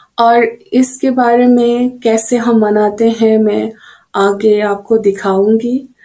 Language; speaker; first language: Hindi; non-native, local second language; Manipuri